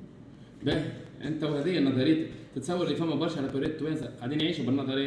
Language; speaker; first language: Arabic; native; Arabic